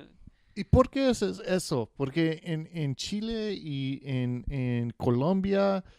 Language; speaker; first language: Spanish; non-native, learner; English